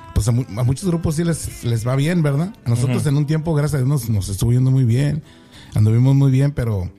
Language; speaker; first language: Spanish; native; Spanish